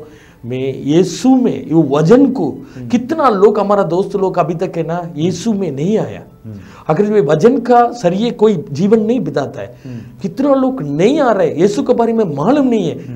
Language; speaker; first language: Hindi; non-native, local second language; Tamil